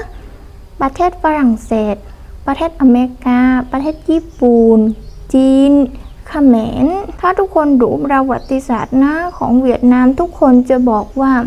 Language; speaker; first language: Thai; non-native, learner; Vietnamese